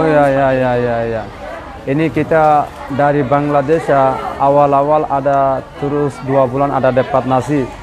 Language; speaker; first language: Indonesian; non-native, learner; Rohingya